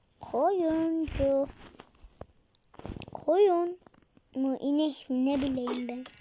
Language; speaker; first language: Turkish; native; Turkish